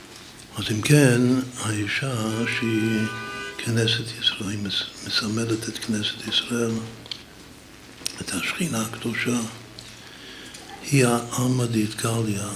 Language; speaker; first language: Hebrew; non-native, fluent; English